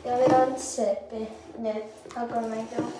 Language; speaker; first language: Estonian; early bilingual, heritage; Estonian